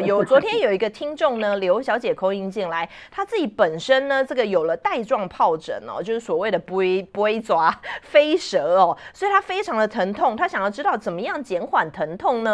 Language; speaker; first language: Chinese; native; Chinese